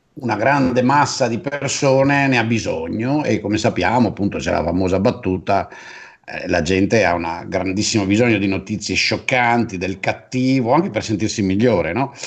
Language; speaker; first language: Italian; native; Italian